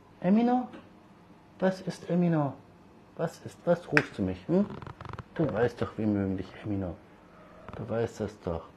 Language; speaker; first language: German; early bilingual, other home language; Turkish